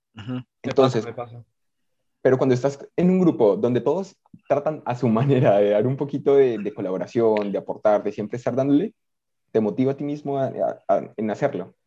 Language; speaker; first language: Spanish; native; Spanish